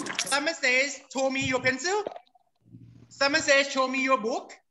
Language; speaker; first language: English; non-native, fluent; Thai